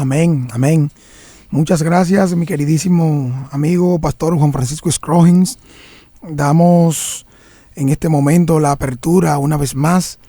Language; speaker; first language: Spanish; native; Spanish